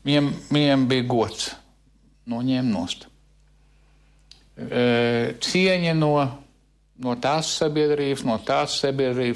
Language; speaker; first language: Latvian; non-native, learner; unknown